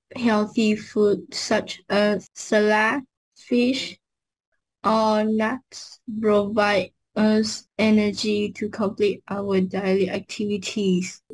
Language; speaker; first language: English; non-native, learner; Vietnamese